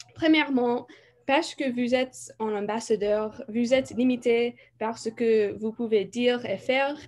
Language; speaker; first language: French; non-native, fluent; English